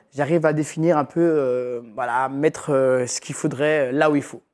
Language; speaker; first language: French; native; French